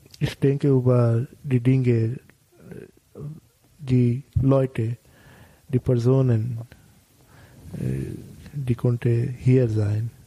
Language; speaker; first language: German; non-native, learner; Bangla